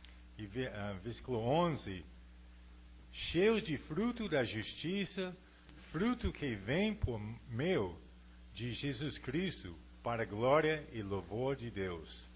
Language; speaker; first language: Portuguese; non-native, fluent; English